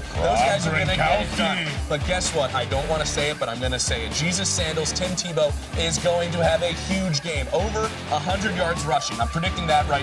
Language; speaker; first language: English; native; English